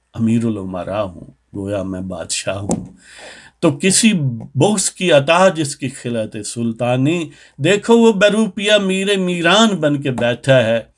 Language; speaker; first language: Urdu; native; Urdu